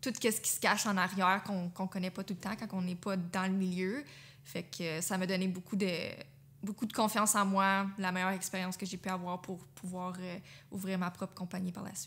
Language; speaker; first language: French; native; French